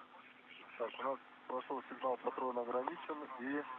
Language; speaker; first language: Russian; native; Russian